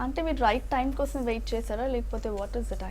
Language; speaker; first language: Telugu; native; Telugu